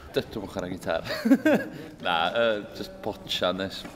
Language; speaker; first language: Welsh; native; Welsh